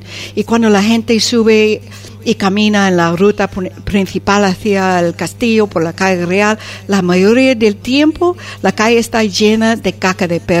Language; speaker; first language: Spanish; non-native, fluent; English